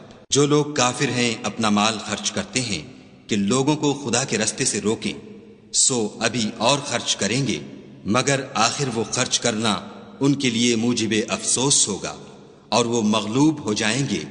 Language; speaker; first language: Urdu; native; Urdu